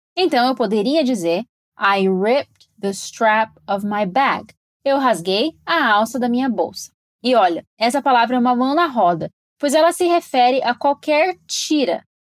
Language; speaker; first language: Portuguese; native; Portuguese